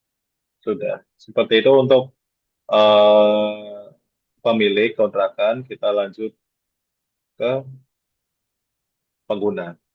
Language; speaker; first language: Indonesian; native; Indonesian